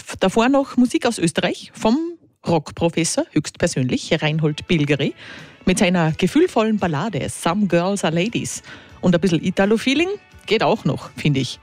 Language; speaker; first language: German; native; German